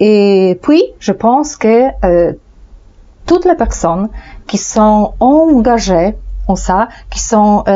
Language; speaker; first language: French; non-native, fluent; Polish